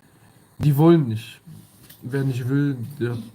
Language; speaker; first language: German; early bilingual, other home language; Kurdish